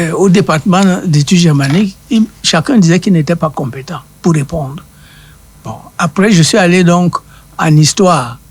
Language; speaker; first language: French; non-native, local second language; Duala